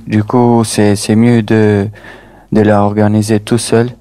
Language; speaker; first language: French; non-native, fluent; Albanian